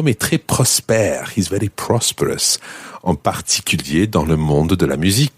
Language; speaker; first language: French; non-native, fluent; English